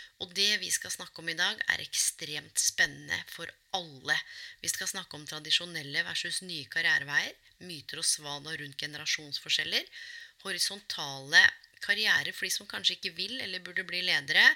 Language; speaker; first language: Norwegian; native; Norwegian